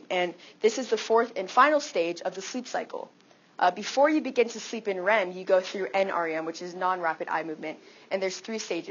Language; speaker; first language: English; native; English